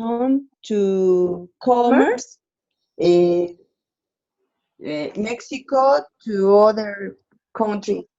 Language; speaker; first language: English; non-native, learner; Spanish